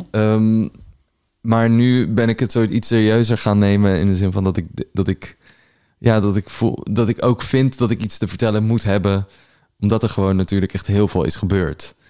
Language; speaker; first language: Dutch; early bilingual, other home language; Persian